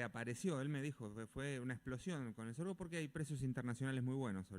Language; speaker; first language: Spanish; native; Spanish